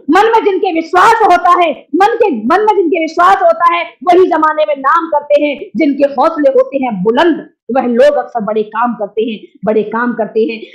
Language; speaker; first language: Hindi; native; Hindi